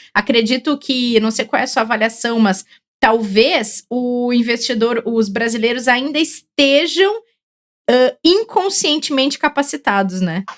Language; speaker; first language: Portuguese; native; Portuguese